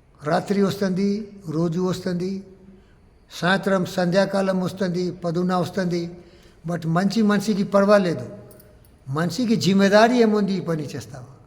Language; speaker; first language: Telugu; non-native, learner; Hindi